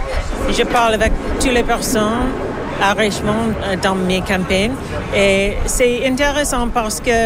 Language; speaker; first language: French; non-native, learner; English